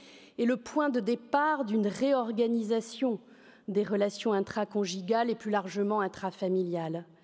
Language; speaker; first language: French; native; French